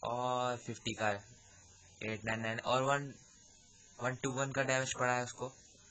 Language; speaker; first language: Hindi; native; Hindi